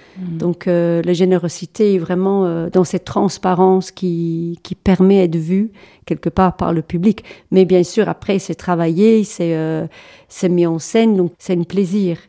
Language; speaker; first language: French; non-native, fluent; English